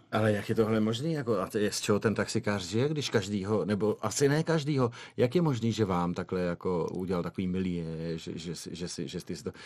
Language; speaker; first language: Czech; native; Czech